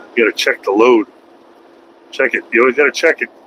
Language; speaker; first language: English; native; English